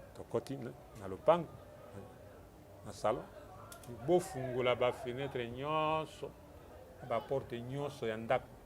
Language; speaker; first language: Lingala; native; Lingala